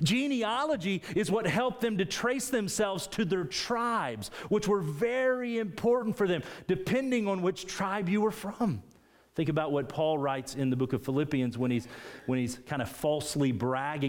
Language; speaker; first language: English; native; English